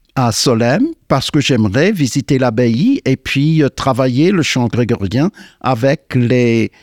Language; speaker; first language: French; non-native, fluent; English